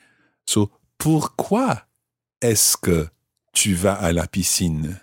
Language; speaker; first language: French; non-native, fluent; English